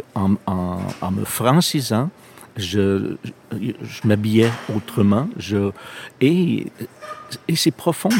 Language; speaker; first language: French; non-native, local second language; English